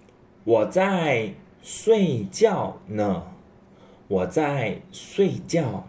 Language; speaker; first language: Chinese; non-native, fluent; English